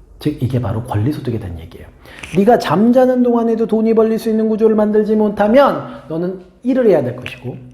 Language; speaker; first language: Korean; native; Korean